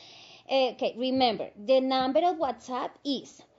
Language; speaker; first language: English; non-native, fluent; Spanish